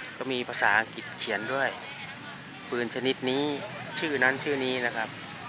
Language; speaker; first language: Thai; native; Thai